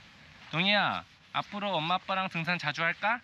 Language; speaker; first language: Korean; native; Korean